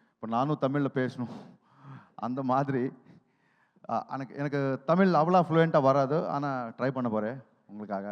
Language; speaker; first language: Tamil; non-native, local second language; Telugu